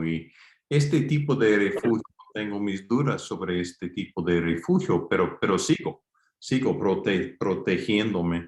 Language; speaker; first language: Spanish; non-native, fluent; English